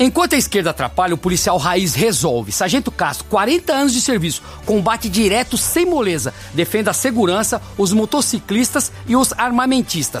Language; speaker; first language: Portuguese; native; Portuguese